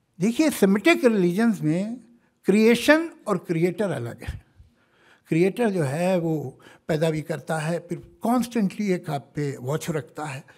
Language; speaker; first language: Hindi; native; Hindi